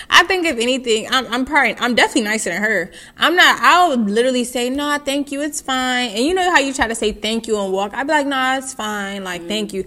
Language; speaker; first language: English; native; English